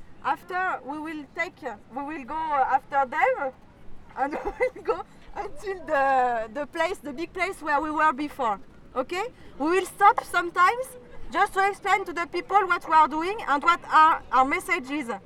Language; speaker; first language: English; non-native, learner; French